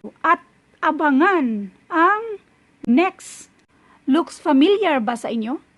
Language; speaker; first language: Filipino; non-native, local second language; Cebuano